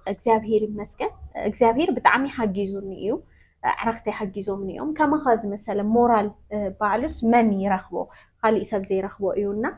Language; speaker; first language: Tigrinya; non-native, local second language; Amharic